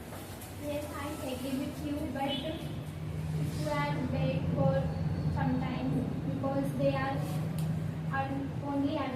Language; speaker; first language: English; non-native, learner; Hindi